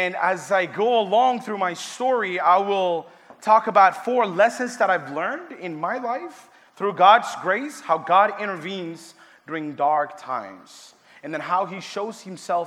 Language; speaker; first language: English; non-native, fluent; Tigrinya